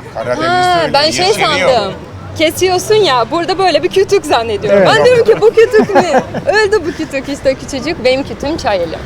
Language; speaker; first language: Turkish; non-native, fluent; Portuguese